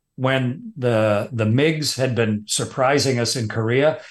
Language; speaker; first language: English; native; English